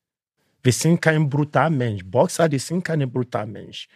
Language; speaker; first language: German; non-native, learner; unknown